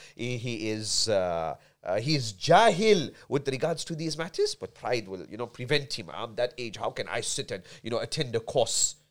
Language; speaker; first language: English; native; English